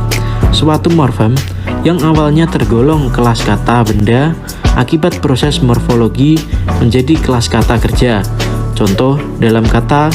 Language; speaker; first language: Indonesian; native; Indonesian